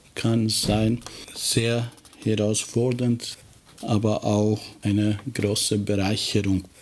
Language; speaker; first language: German; non-native, fluent; Albanian